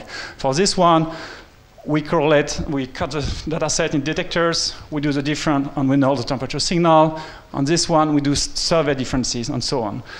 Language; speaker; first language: English; non-native, fluent; French